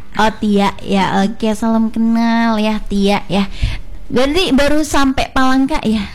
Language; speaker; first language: Indonesian; native; Indonesian